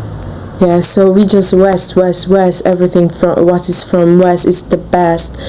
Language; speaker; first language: English; non-native, learner; Czech